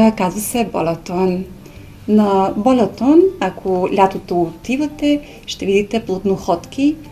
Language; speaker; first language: Bulgarian; early bilingual, heritage; Hungarian